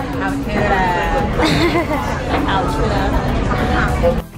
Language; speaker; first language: Chinese; non-native, fluent; Thai